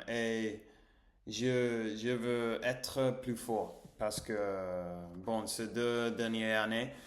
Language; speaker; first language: French; non-native, learner; English